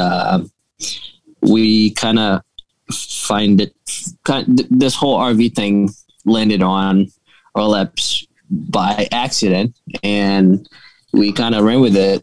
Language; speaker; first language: English; non-native, fluent; Portuguese